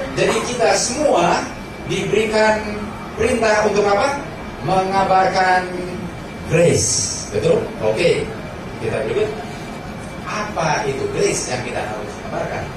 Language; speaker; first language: Indonesian; early bilingual, heritage; Indonesian